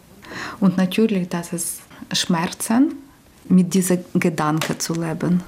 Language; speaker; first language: German; non-native, learner; Ukrainian